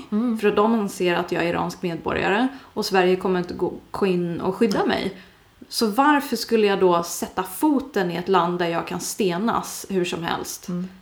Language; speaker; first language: Swedish; early bilingual, other home language; Persian